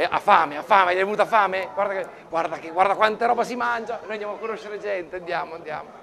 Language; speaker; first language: Italian; native; Italian